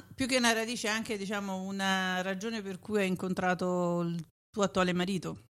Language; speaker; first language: Italian; native; Italian